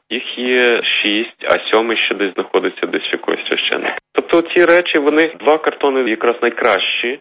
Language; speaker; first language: Ukrainian; native; Ukrainian